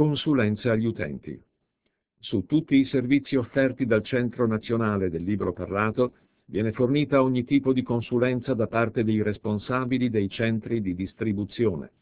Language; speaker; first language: Italian; native; Italian